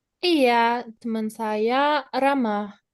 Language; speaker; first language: Indonesian; non-native, learner; Turkish